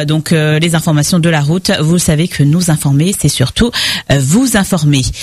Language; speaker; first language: French; native; French